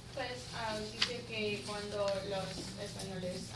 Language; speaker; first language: Spanish; non-native, learner; English